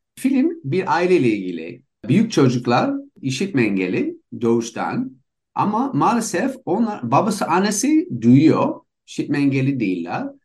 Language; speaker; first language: Turkish; non-native, fluent; English